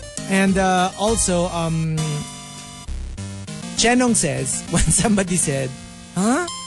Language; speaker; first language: English; non-native, local second language; Filipino